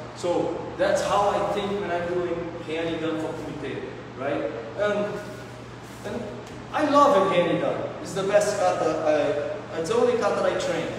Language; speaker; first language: English; non-native, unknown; Portuguese